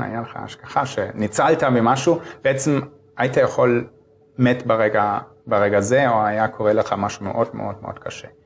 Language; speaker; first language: Hebrew; non-native, fluent; German